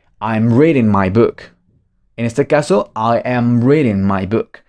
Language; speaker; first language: English; non-native, fluent; Spanish